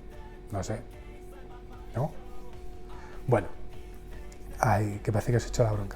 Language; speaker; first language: Spanish; native; Spanish